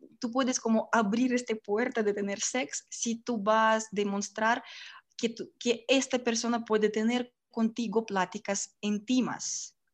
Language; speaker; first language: Spanish; non-native, learner; Russian